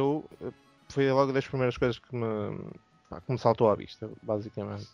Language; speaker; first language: Portuguese; native; Portuguese